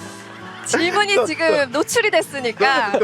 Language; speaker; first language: Korean; native; Korean